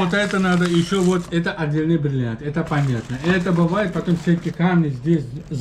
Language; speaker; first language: Russian; non-native, learner; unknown